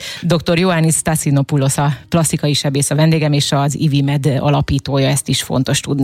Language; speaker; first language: Hungarian; native; Hungarian